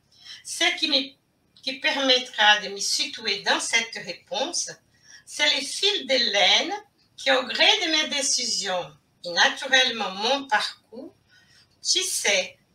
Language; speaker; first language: French; non-native, fluent; Portuguese